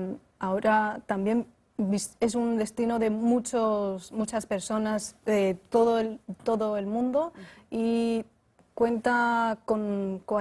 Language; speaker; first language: Spanish; non-native, fluent; Chinese